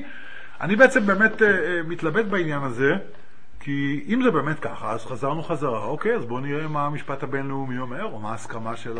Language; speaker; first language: Hebrew; native; Hebrew